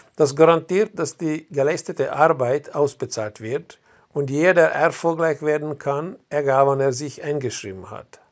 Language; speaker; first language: German; non-native, fluent; Hungarian